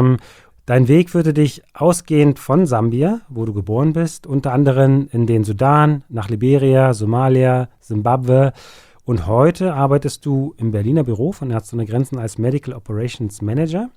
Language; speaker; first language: German; native; German